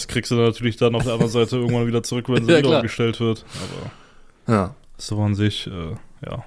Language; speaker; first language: German; native; German